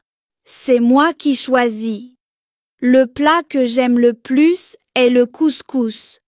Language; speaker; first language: French; non-native, local second language; Arabic